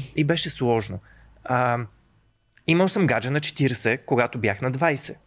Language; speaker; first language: Bulgarian; native; Bulgarian